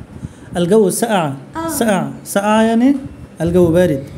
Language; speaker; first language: Arabic; non-native, fluent; Bangla